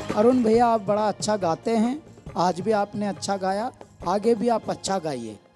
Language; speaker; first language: Hindi; native; Hindi